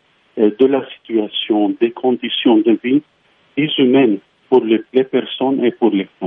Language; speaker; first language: French; non-native, fluent; Arabic